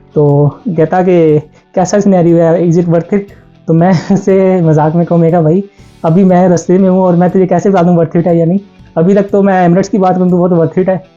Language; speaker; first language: Urdu; non-native, local second language; Punjabi